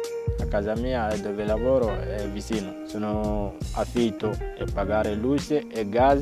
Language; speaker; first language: Italian; non-native, learner; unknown